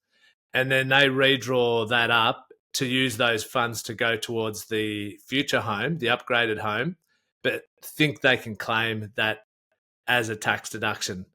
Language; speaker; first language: English; native; English